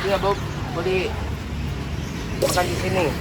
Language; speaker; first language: Indonesian; non-native, fluent; Japanese